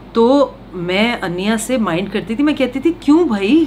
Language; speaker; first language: Urdu; non-native, local second language; Punjabi